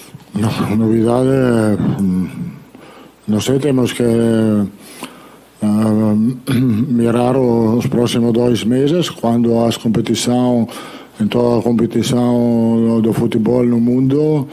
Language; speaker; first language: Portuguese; non-native, learner; Italian